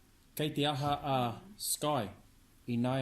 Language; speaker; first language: Māori; non-native, learner; English